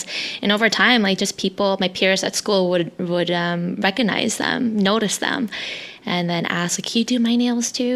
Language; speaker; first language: English; early bilingual, other home language; Hmong